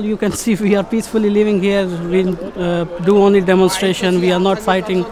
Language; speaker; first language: English; non-native, fluent; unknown